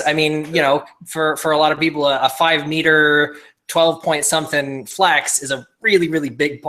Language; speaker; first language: English; native; English